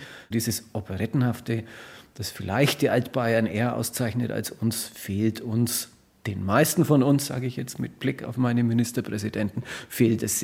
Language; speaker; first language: German; native; German